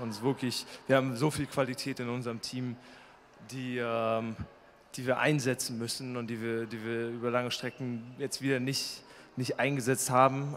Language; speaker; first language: German; native; German